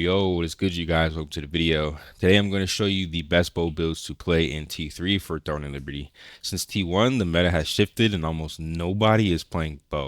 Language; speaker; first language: English; native; English